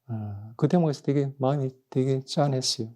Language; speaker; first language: Korean; native; Korean